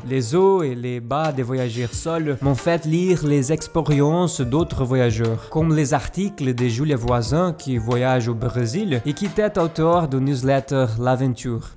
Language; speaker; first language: French; non-native, learner; Portuguese